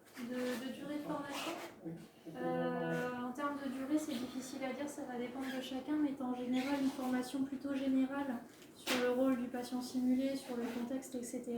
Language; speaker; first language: French; native; French